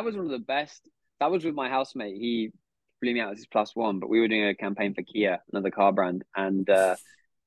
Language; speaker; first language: English; native; English